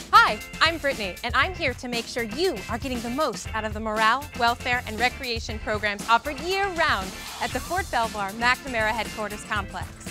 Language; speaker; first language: English; native; English